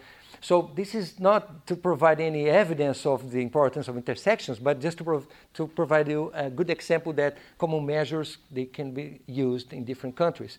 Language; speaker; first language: English; non-native, fluent; Portuguese